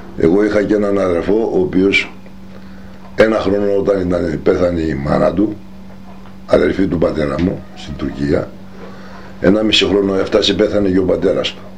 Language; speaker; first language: Greek; non-native, local second language; Turkish